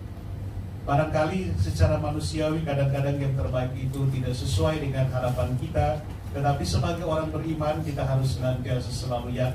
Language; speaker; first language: Indonesian; native; Indonesian